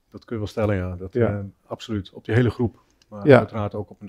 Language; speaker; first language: Dutch; native; Dutch